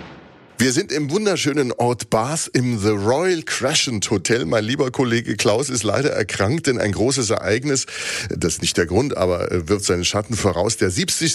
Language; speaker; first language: German; native; German